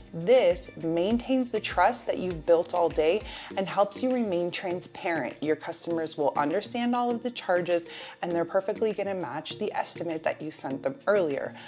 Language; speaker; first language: English; native; English